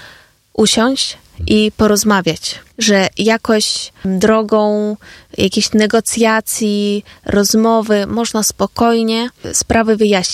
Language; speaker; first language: Polish; non-native, fluent; Ukrainian